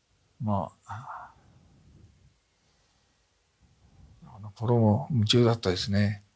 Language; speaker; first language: Japanese; native; Japanese